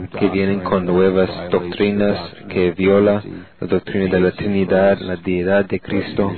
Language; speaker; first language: Spanish; non-native, learner; English